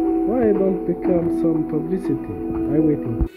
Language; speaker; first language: English; non-native, learner; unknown